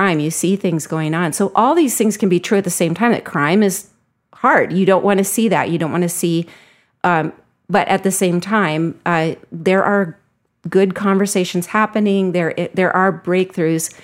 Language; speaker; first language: English; native; English